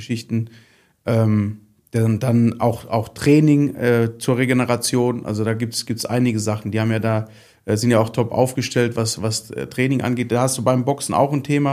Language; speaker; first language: German; native; German